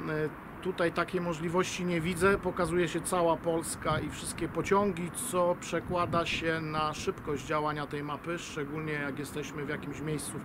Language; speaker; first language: Polish; native; Polish